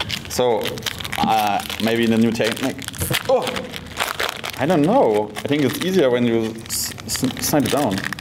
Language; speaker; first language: English; non-native, learner; German